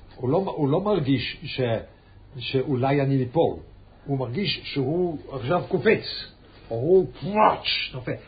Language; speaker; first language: Hebrew; non-native, fluent; English